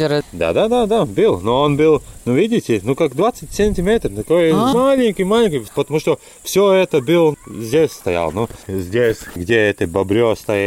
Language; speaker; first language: Russian; non-native, local second language; Latvian